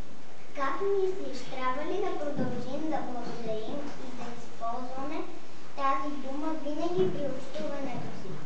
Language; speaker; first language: Bulgarian; native; Bulgarian